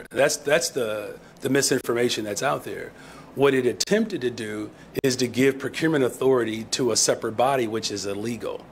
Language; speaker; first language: English; native; English